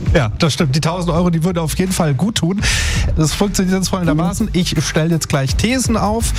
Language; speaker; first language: German; native; German